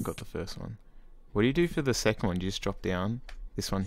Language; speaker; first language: English; native; English